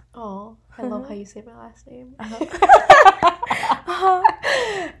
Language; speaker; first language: English; native; English